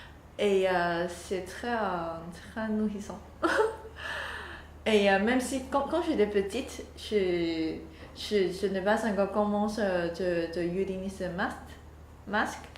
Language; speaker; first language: French; non-native, learner; Chinese